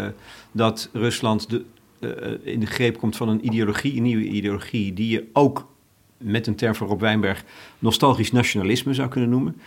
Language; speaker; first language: Dutch; native; Dutch